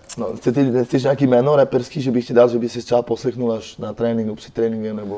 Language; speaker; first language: Czech; non-native, fluent; French